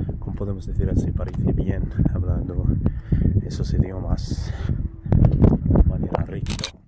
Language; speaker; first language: Spanish; non-native, learner; Arabic